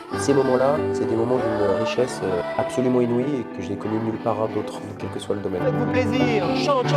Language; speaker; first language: French; native; French